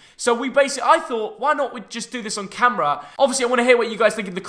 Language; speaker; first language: English; native; English